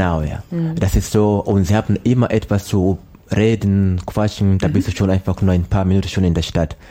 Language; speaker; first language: German; non-native, learner; Swahili